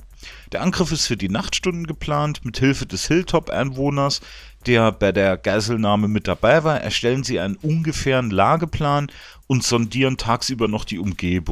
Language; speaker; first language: German; native; German